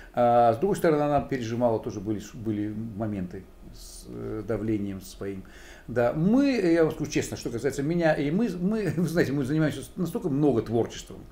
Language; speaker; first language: Russian; native; Russian